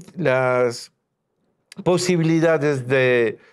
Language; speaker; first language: Spanish; non-native, fluent; French